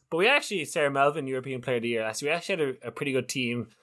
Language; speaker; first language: English; native; English